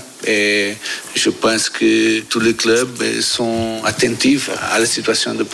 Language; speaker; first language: French; non-native, learner; Portuguese